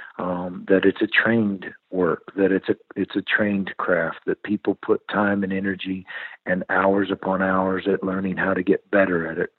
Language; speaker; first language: English; native; English